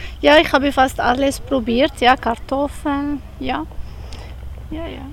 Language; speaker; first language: German; non-native, learner; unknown